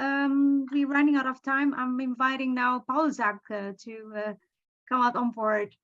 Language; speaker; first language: English; non-native, fluent; Indonesian